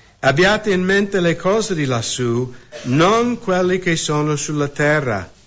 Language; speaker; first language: Italian; non-native, fluent; English